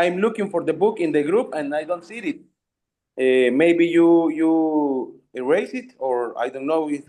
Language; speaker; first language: English; non-native, learner; Spanish